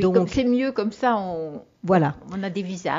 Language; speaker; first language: French; native; French